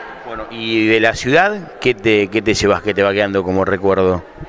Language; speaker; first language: Spanish; native; Spanish